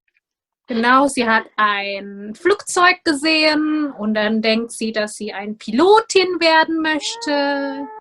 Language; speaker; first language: German; non-native, fluent; Indonesian